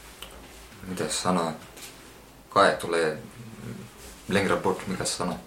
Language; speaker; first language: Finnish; early bilingual, heritage; Finnish